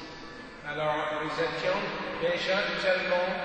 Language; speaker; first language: French; non-native, fluent; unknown